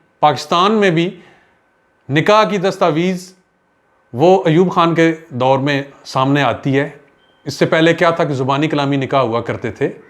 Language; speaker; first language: Urdu; non-native, local second language; Pahari-Potwari